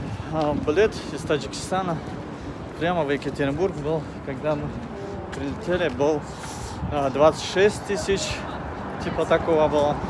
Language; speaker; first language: Russian; non-native, fluent; Tajik